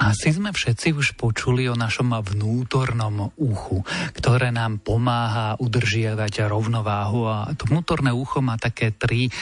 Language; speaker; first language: Slovak; native; Slovak